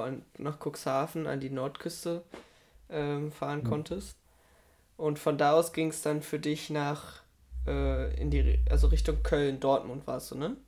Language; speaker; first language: German; native; German